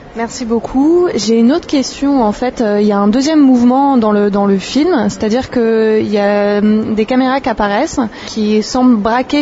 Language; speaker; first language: French; native; French